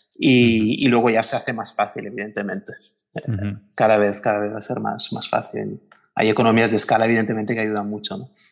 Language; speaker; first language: Spanish; non-native, fluent; Italian